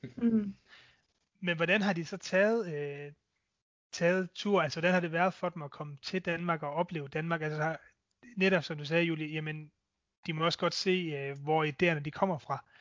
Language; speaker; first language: Danish; native; Danish